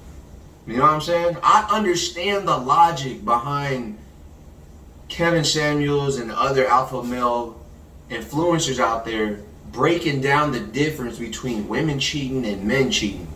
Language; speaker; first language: English; native; English